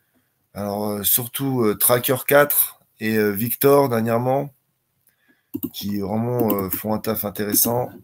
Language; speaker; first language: French; native; French